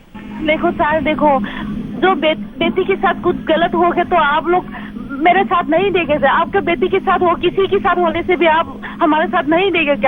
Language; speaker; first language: Hindi; non-native, local second language; Manipuri